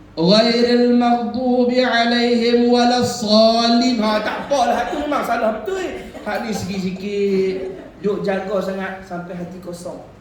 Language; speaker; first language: Malay; native; Malay